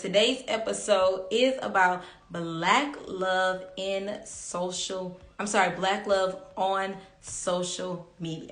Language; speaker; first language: English; native; English